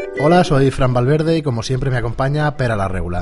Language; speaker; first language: Spanish; native; Spanish